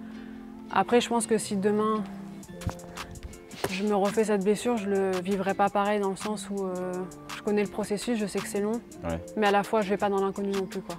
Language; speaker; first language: French; native; French